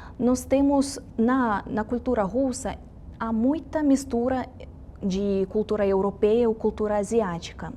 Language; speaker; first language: Portuguese; non-native, fluent; Russian